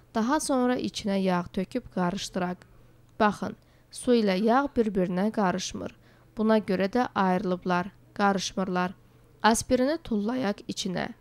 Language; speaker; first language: Azerbaijani; non-native, local second language; Georgian